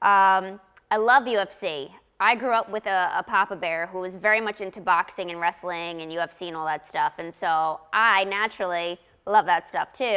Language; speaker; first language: English; native; English